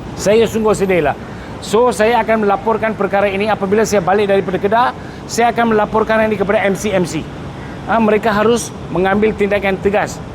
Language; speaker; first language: Malay; non-native, local second language; Tamil